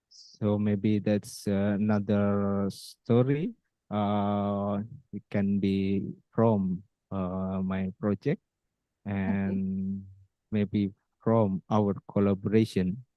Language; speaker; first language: English; non-native, fluent; Indonesian